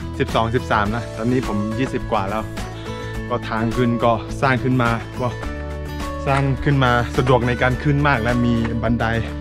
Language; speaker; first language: Thai; non-native, local second language; Karen languages